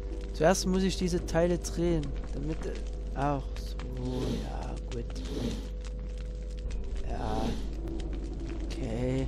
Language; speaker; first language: German; native; German